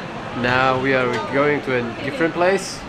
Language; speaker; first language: English; non-native, fluent; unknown